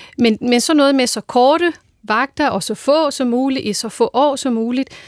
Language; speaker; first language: Danish; non-native, fluent; Portuguese